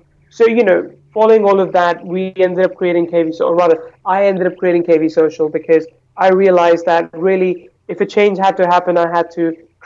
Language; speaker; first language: English; non-native, local second language; Hindi